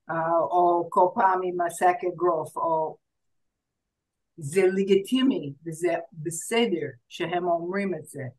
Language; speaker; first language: Hebrew; non-native, fluent; English